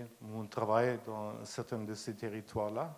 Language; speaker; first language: French; non-native, fluent; German